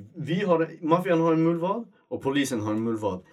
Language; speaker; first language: Swedish; native; Swedish